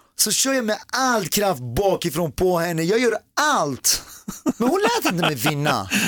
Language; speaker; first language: Swedish; early bilingual, other home language; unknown